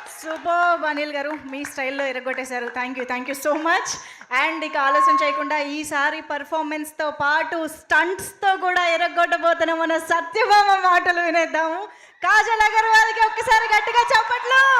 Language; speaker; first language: Telugu; non-native, local second language; Hindi